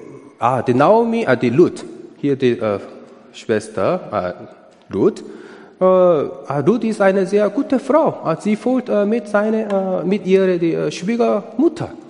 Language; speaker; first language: German; non-native, learner; Korean